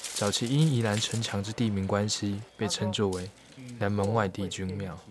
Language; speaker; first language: Chinese; native; Chinese